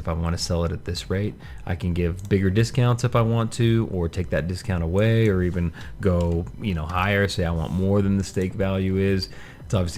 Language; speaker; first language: English; native; English